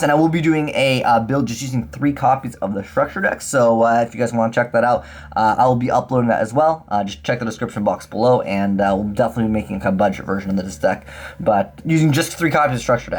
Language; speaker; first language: English; native; English